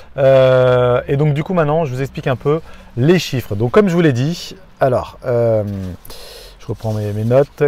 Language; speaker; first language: French; native; French